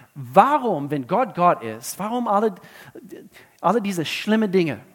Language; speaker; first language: German; non-native, fluent; English